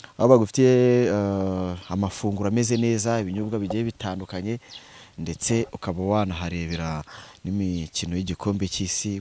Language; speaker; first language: Kinyarwanda; native; Kinyarwanda